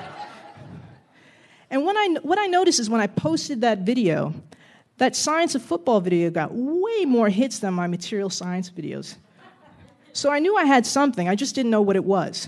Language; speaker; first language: English; native; English